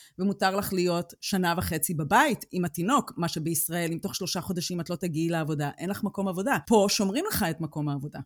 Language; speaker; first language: Hebrew; native; Hebrew